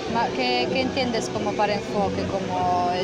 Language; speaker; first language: Spanish; non-native, learner; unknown